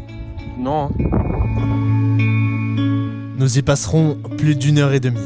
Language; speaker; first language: French; native; French